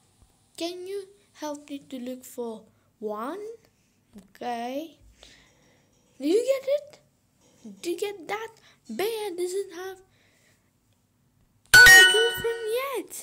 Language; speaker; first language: English; non-native, fluent; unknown